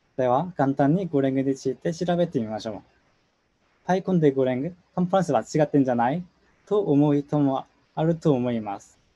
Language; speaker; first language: Japanese; non-native, learner; Korean